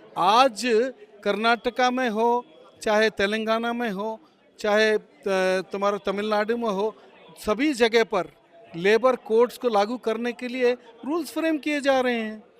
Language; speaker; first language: Hindi; native; Hindi